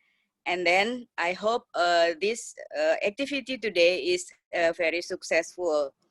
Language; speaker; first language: English; non-native, learner; Indonesian